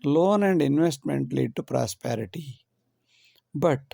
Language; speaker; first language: English; non-native, local second language; Kannada